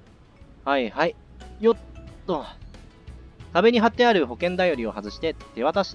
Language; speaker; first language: Japanese; native; Japanese